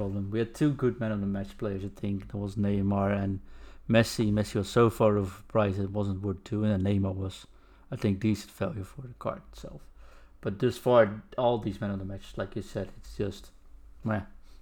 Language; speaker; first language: English; non-native, fluent; Dutch